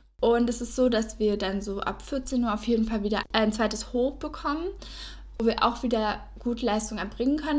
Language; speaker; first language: German; native; German